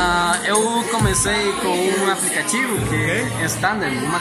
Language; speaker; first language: Portuguese; non-native, learner; Spanish